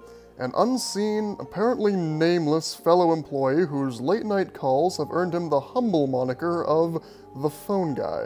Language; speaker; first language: English; native; English